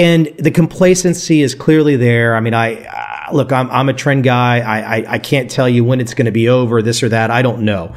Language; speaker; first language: English; native; English